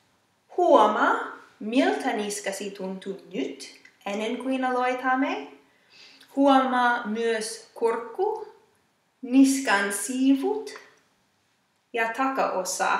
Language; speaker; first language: Finnish; non-native, fluent; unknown